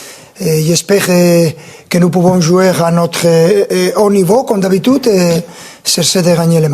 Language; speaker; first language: French; non-native, learner; Spanish